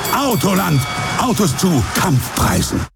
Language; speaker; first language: German; native; German